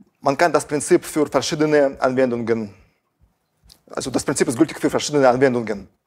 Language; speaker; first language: German; non-native, fluent; Russian